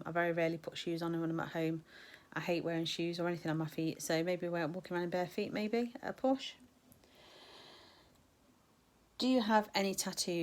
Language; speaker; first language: English; native; English